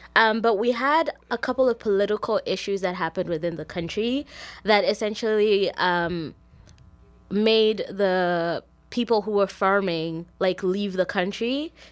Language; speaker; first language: English; non-native, local second language; Shona